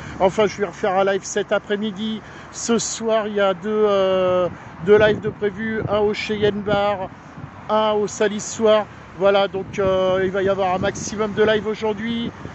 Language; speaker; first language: French; native; French